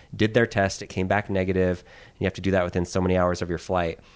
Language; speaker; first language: English; native; English